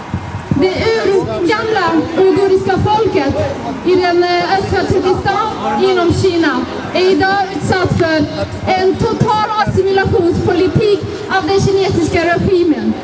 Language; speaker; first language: Swedish; non-native, fluent; Azerbaijani